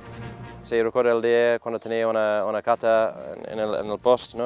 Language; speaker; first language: Spanish; non-native, fluent; English